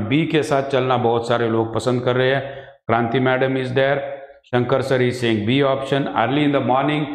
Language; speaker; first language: Hindi; non-native, local second language; Marathi